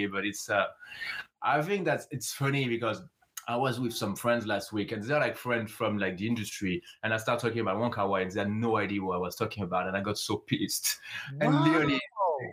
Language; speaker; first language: English; non-native, fluent; French